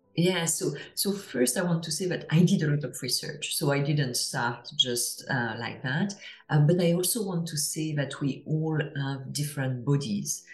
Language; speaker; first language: English; non-native, fluent; French